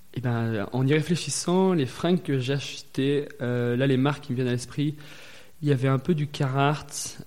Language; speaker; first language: French; native; French